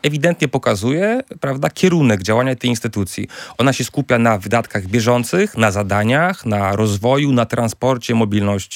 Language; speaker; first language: Polish; native; Polish